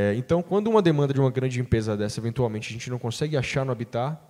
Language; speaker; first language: Portuguese; native; Portuguese